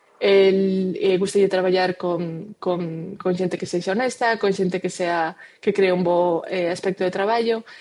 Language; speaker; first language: Galician; non-native, local second language; Spanish